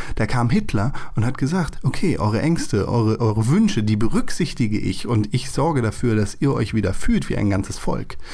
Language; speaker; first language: German; native; German